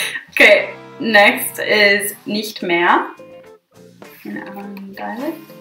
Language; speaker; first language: German; non-native, learner; English